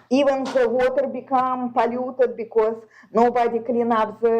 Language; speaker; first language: English; non-native, fluent; Russian